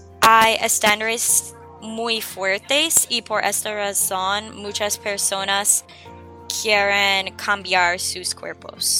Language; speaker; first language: Spanish; non-native, learner; English